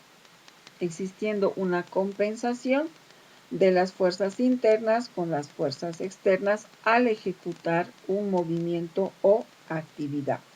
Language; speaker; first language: Spanish; native; Spanish